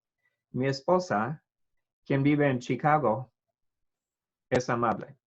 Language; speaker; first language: Spanish; non-native, fluent; English